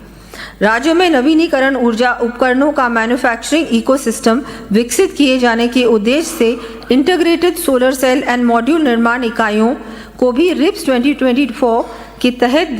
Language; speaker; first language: Hindi; native; Hindi